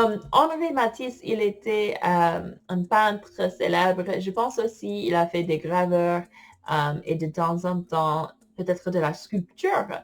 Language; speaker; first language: French; non-native, fluent; English